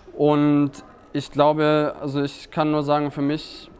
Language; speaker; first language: German; native; German